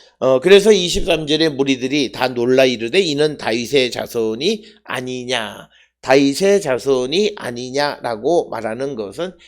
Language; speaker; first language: Korean; native; Korean